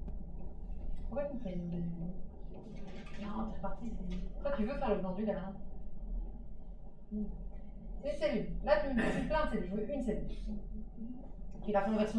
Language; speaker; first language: French; native; French